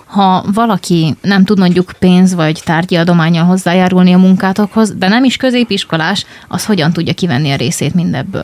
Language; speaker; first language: Hungarian; native; Hungarian